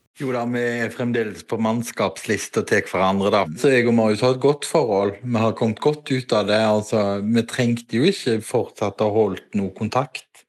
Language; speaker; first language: Norwegian; native; Norwegian